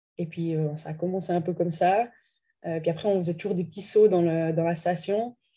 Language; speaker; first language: French; native; French